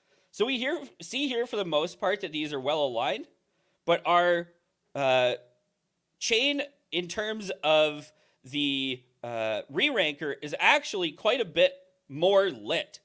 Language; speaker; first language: English; native; English